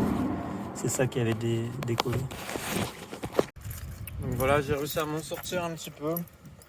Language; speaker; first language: French; native; French